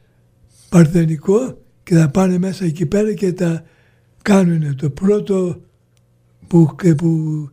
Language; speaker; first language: Greek; early bilingual, heritage; Greek